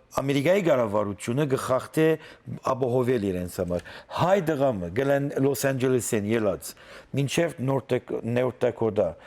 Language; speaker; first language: Armenian; native; Armenian